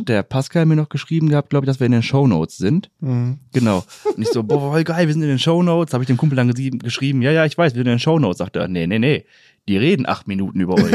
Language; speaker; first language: German; native; German